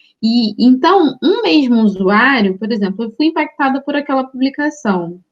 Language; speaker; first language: Portuguese; native; Portuguese